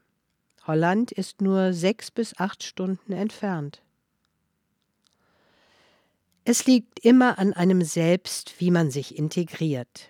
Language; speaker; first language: German; non-native, fluent; Dutch